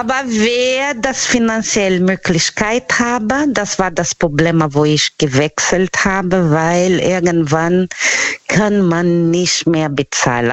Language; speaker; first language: German; non-native, fluent; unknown